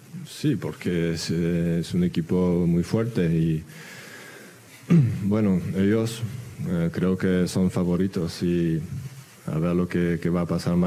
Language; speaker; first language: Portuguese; non-native, learner; French